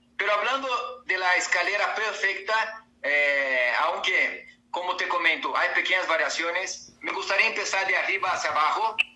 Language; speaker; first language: Spanish; non-native, fluent; Portuguese